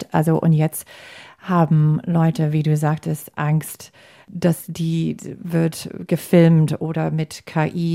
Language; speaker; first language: German; non-native, fluent; English